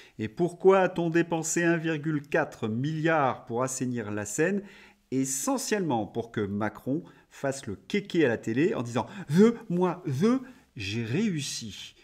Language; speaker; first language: French; native; French